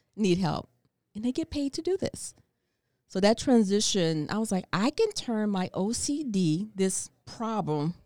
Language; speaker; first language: English; native; English